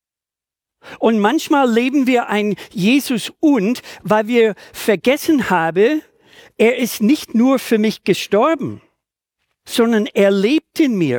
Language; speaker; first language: German; native; German